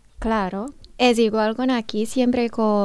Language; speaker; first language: Spanish; non-native, learner; Indonesian